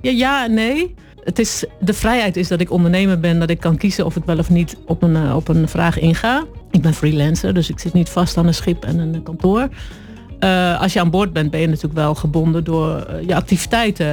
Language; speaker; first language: Dutch; native; Dutch